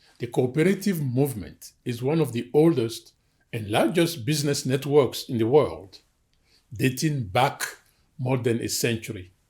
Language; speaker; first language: English; non-native, fluent; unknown